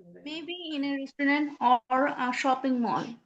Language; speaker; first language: English; non-native, learner; Bangla